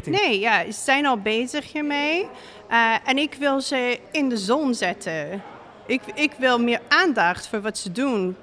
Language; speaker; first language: Dutch; non-native, fluent; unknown